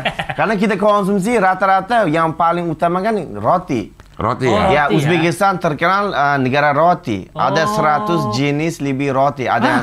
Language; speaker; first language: Indonesian; non-native, fluent; Uzbek